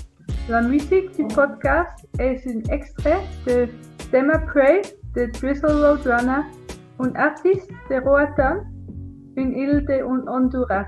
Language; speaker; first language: French; non-native, learner; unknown